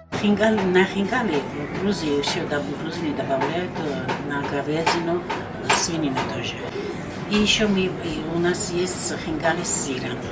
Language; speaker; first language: Russian; non-native, learner; Georgian